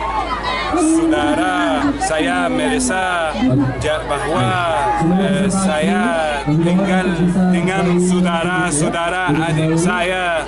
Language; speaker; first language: Indonesian; non-native, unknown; Arabic